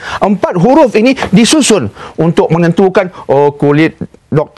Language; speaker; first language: Malay; native; Malay